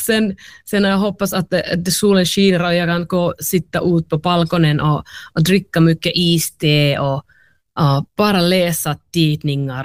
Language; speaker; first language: Swedish; non-native, learner; Finnish